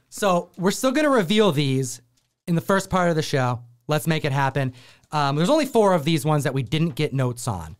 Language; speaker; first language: English; native; English